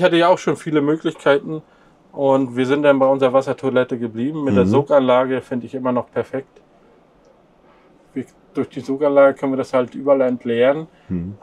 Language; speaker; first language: German; native; German